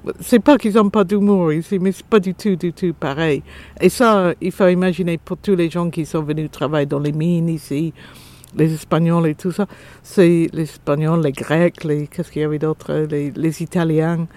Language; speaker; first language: French; non-native, fluent; English